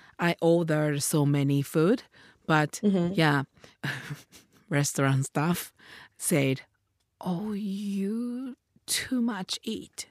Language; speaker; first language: English; non-native, learner; Japanese